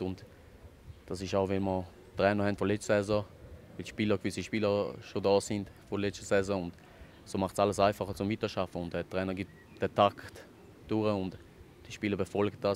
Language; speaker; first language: German; early bilingual, other home language; Albanian